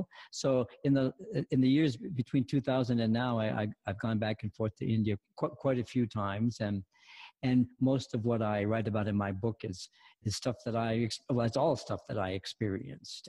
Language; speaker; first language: English; native; English